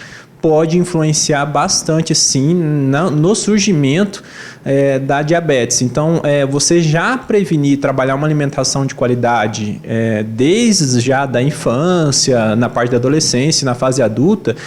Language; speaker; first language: Portuguese; native; Portuguese